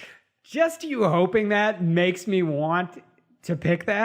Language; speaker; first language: English; native; English